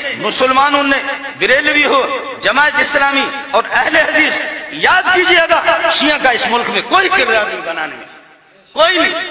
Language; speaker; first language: Urdu; non-native, local second language; Baluchi